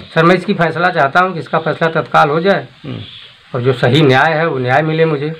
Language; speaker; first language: Hindi; native; Hindi